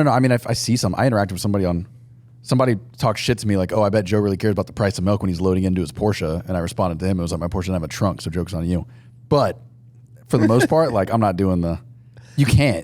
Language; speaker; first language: English; native; English